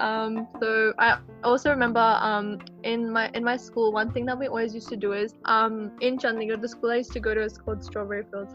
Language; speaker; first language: English; native; English